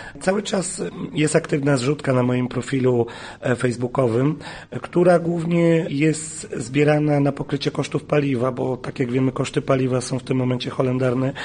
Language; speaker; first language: Polish; native; Polish